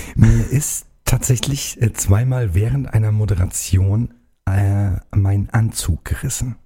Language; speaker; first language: German; native; German